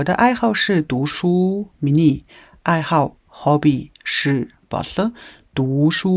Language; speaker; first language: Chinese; non-native, fluent; Mongolian